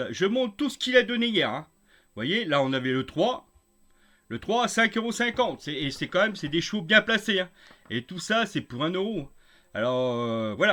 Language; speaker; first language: French; native; French